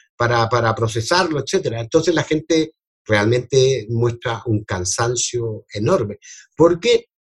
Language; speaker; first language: Spanish; native; Spanish